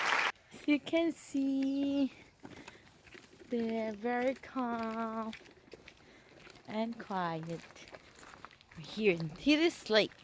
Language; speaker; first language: English; non-native, local second language; Filipino